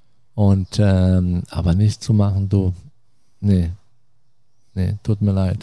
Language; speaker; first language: German; non-native, fluent; Italian